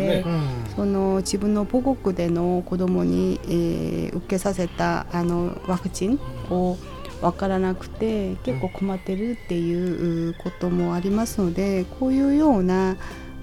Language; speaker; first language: Japanese; non-native, fluent; Korean